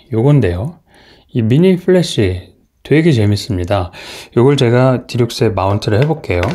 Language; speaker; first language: Korean; native; Korean